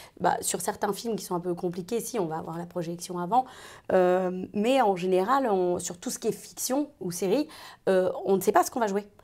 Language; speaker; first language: French; native; French